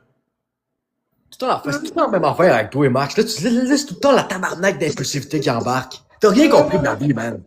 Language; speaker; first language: French; native; French